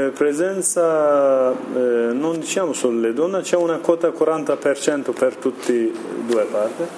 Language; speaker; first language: Italian; non-native, learner; Kurdish